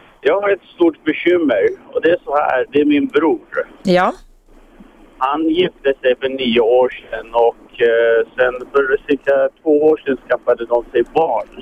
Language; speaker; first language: Swedish; early bilingual, other home language; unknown